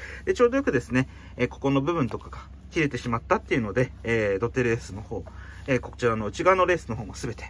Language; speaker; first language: Japanese; native; Japanese